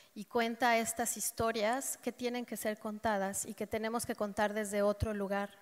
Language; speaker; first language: Spanish; native; Spanish